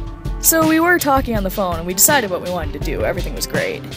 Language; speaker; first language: English; native; English